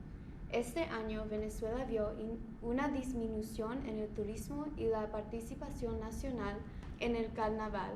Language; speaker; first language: Spanish; non-native, learner; English